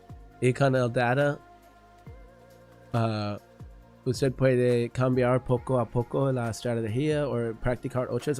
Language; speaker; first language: Spanish; non-native, learner; English